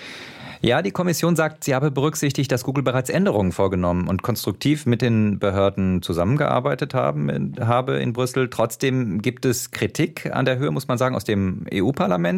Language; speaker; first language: German; native; German